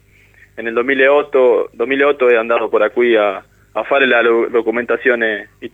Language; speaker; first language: Italian; non-native, learner; Spanish